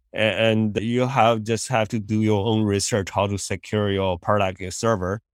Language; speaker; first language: English; non-native, fluent; Chinese